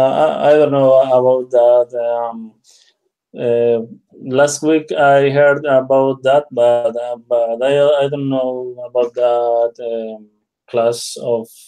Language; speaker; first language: English; non-native, learner; Spanish